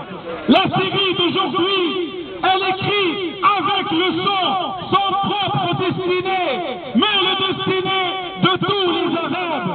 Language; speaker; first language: French; non-native, fluent; Arabic